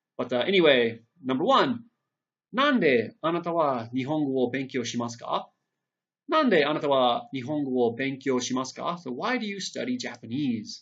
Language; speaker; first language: Japanese; non-native, fluent; English